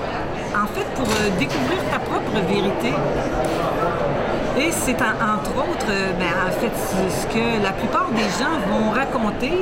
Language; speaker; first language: French; native; French